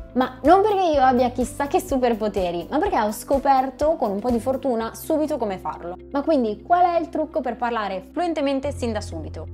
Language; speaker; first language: Italian; native; Italian